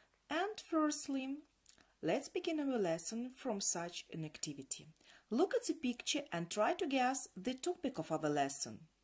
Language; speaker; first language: English; non-native, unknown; Ukrainian